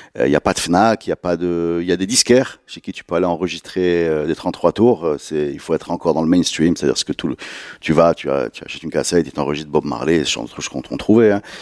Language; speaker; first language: French; non-native, local second language; Arabic